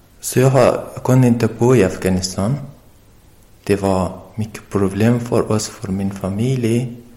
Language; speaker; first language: Swedish; non-native, learner; Persian